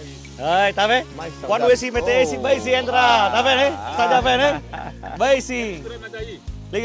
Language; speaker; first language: Portuguese; non-native, learner; Vietnamese